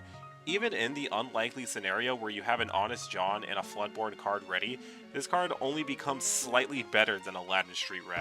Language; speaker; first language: English; native; English